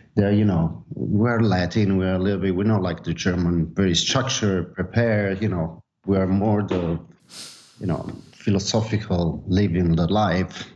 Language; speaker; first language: English; non-native, fluent; Italian